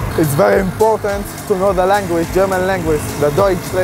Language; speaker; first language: English; non-native, learner; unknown